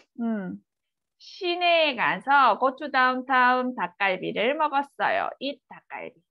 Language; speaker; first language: Korean; native; Korean